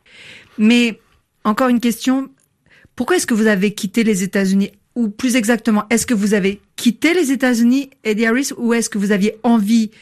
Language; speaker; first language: French; native; French